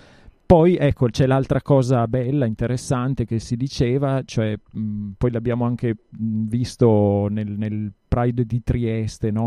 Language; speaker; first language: Italian; native; Italian